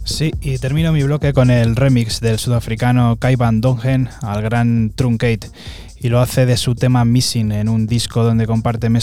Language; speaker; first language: Spanish; native; Spanish